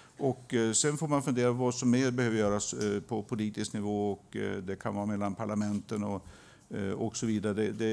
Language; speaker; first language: Swedish; native; Swedish